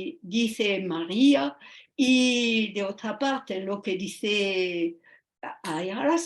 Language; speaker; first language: Spanish; non-native, fluent; French